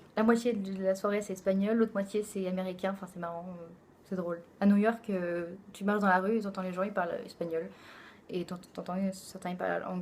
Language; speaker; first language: French; native; French